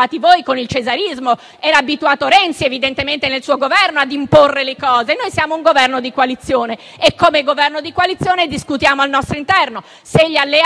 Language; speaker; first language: Italian; native; Italian